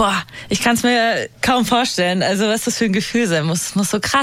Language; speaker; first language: German; native; German